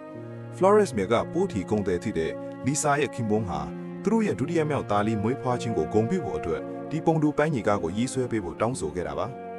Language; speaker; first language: Burmese; native; Burmese